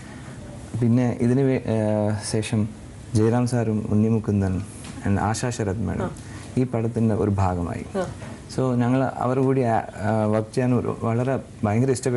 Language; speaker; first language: Malayalam; non-native, learner; Telugu